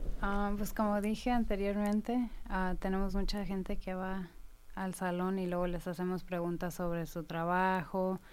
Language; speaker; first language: Spanish; non-native, learner; English